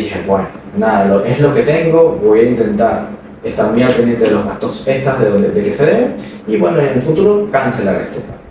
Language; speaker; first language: Spanish; native; Spanish